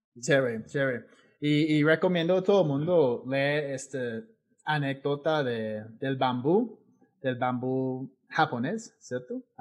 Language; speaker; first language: Spanish; non-native, fluent; English